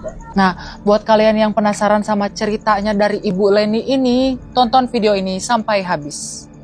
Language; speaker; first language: Indonesian; native; Indonesian